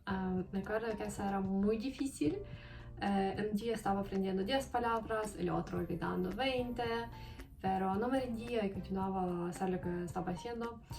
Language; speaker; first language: Spanish; non-native, fluent; Ukrainian